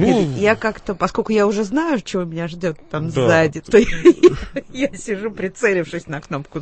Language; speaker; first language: Russian; native; Russian